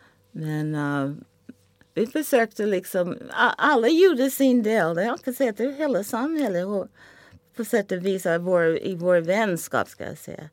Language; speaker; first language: Swedish; non-native, fluent; English